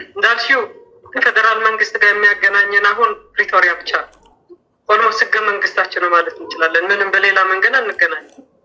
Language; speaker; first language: Amharic; non-native, local second language; Tigrinya